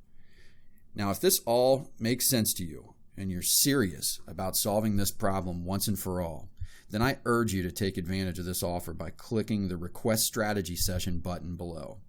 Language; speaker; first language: English; native; English